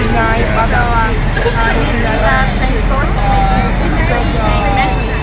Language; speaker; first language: English; non-native, learner; Vietnamese